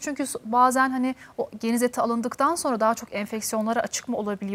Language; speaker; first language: Turkish; native; Turkish